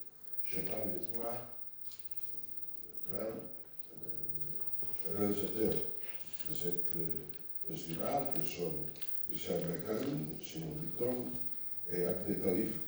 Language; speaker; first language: French; non-native, learner; Italian